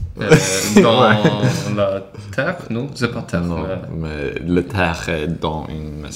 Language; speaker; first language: French; non-native, learner; Swedish